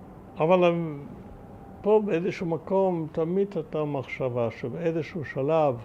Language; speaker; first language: Hebrew; early bilingual, other home language; German